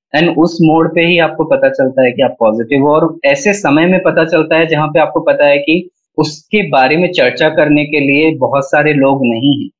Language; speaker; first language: Hindi; native; Hindi